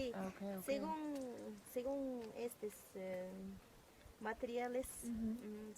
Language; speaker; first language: Spanish; non-native, local second language; Quechua